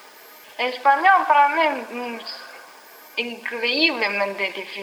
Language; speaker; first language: Spanish; non-native, learner; Chinese